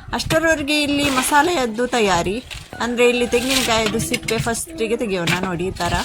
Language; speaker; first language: Kannada; non-native, local second language; Tulu